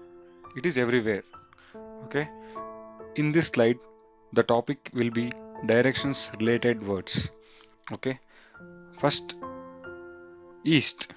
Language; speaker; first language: English; non-native, local second language; Kannada